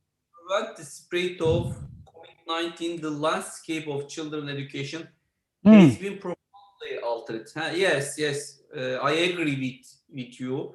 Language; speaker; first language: English; non-native, learner; Turkish